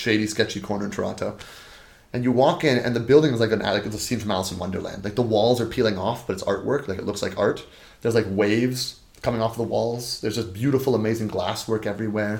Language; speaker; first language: English; native; English